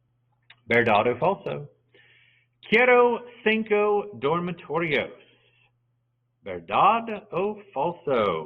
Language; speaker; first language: Spanish; non-native, fluent; English